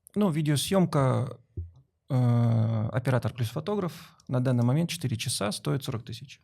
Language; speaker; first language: Russian; native; Russian